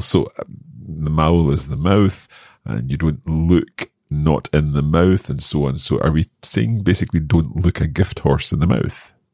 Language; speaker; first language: English; native; English